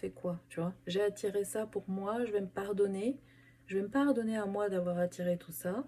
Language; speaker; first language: French; native; French